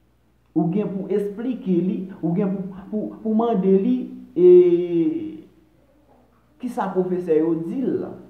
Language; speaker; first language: French; non-native, local second language; Haitian Creole